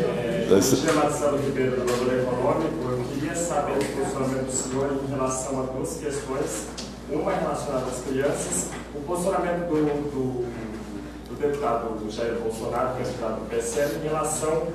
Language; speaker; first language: Portuguese; native; Portuguese